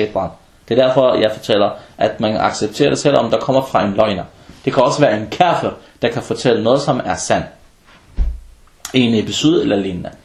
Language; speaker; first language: Danish; early bilingual, other home language; Arabic